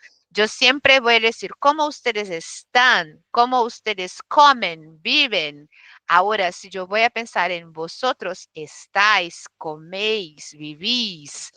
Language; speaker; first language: Spanish; non-native, fluent; Portuguese